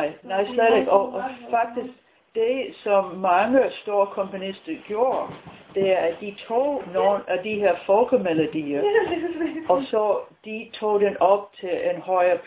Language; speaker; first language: Danish; non-native, fluent; English